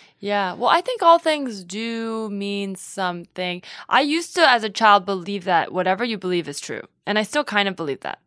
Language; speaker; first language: English; native; English